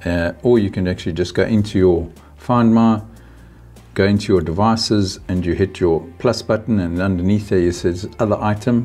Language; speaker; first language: English; native; English